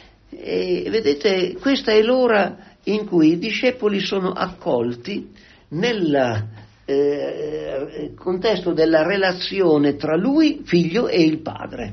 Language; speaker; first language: Italian; native; Italian